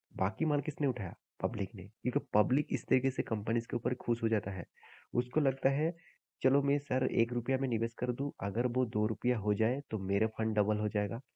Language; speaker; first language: Hindi; native; Hindi